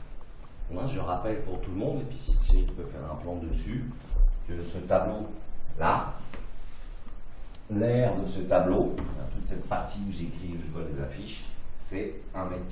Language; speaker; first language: French; native; French